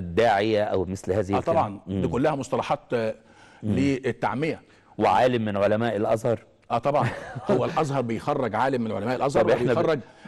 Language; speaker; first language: Arabic; native; Arabic